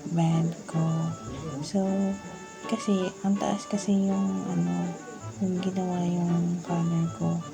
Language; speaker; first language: Filipino; non-native, local second language; Hiligaynon